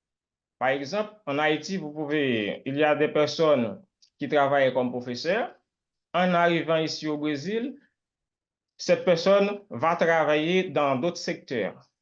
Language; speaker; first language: French; non-native, local second language; Haitian Creole